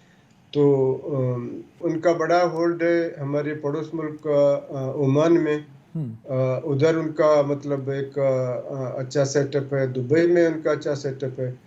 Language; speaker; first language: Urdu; non-native, local second language; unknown